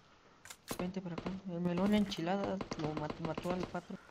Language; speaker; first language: Spanish; native; Spanish